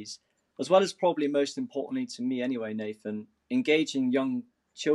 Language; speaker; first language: English; native; English